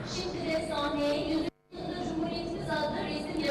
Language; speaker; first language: Turkish; native; Turkish